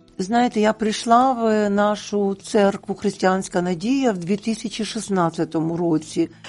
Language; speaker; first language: Ukrainian; non-native, local second language; Russian